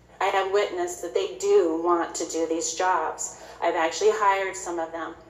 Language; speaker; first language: English; native; English